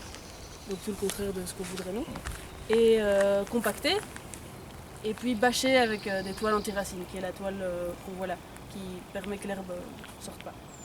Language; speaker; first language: French; native; French